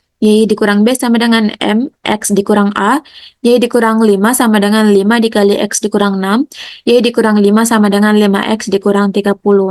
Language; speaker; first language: Indonesian; native; Indonesian